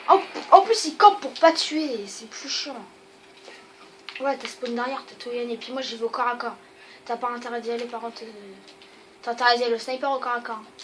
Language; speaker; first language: French; native; French